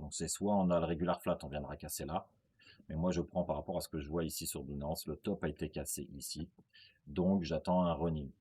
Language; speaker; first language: French; native; French